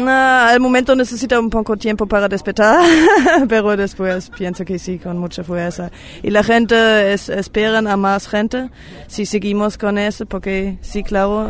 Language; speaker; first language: Spanish; non-native, learner; German